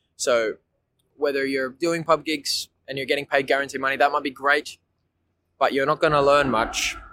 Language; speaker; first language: English; native; English